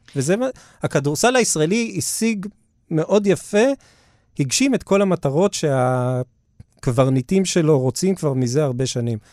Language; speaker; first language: Hebrew; early bilingual, other home language; English